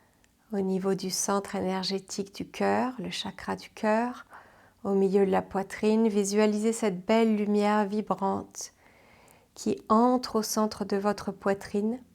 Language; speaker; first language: French; native; French